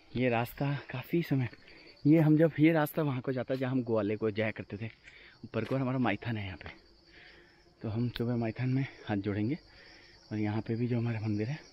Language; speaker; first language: Hindi; native; Hindi